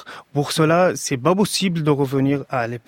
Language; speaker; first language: French; non-native, fluent; Arabic